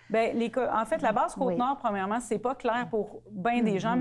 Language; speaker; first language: French; native; French